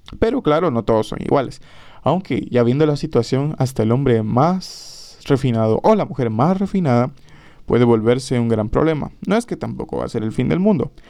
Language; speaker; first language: Spanish; native; Spanish